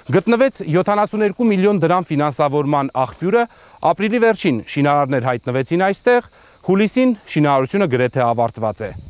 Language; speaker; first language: Armenian; native; Armenian